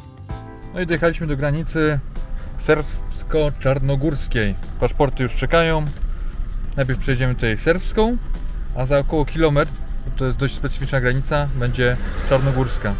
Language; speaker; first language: Polish; native; Polish